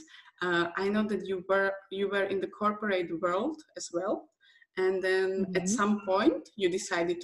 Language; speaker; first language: English; non-native, fluent; Slovak